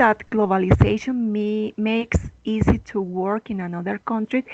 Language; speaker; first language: English; non-native, learner; Spanish